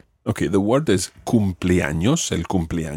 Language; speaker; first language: Spanish; non-native, fluent; English